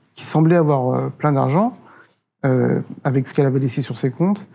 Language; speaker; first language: French; native; French